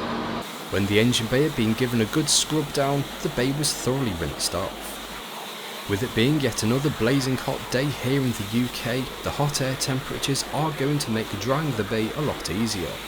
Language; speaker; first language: English; native; English